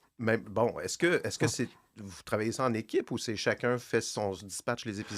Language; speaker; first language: French; native; French